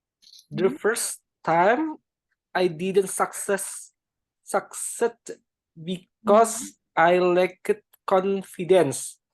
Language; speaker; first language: English; non-native, learner; Indonesian